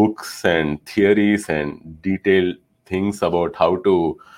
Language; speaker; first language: English; non-native, local second language; Telugu